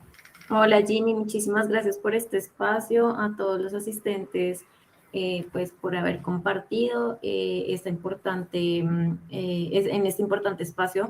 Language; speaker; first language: Spanish; native; Spanish